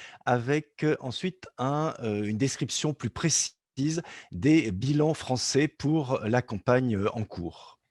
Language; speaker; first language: French; native; French